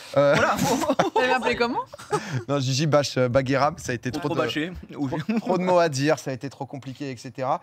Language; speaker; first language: French; native; French